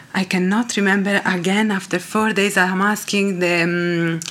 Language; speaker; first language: English; non-native, fluent; Italian